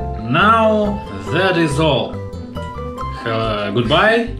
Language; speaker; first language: English; non-native, learner; Russian